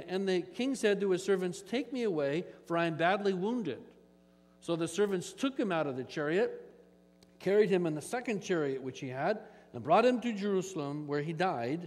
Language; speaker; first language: English; native; English